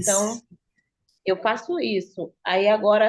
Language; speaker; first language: Portuguese; native; Portuguese